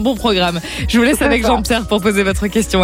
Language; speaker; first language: French; native; French